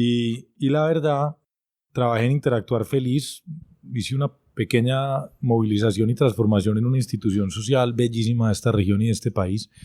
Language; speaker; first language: Spanish; native; Spanish